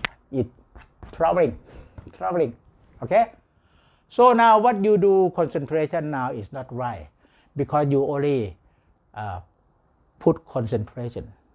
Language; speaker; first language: English; non-native, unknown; Thai